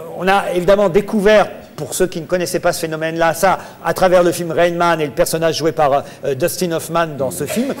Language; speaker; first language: French; native; French